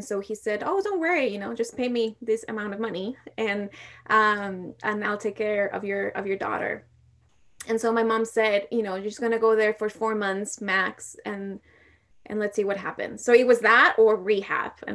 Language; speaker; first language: English; non-native, fluent; Spanish